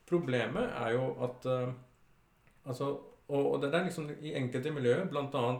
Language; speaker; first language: Norwegian; early bilingual, other home language; Urdu